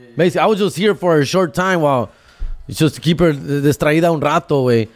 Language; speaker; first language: English; early bilingual, other home language; Spanish